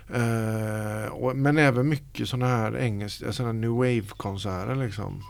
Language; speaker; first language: Swedish; native; Swedish